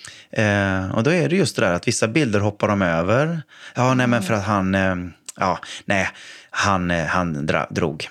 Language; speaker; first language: Swedish; native; Swedish